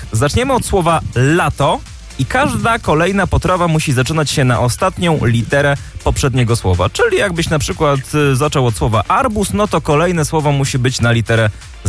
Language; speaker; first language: Polish; native; Polish